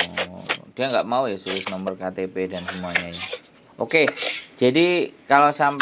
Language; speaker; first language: Indonesian; non-native, local second language; Javanese